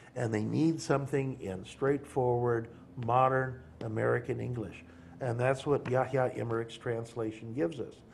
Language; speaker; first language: English; native; English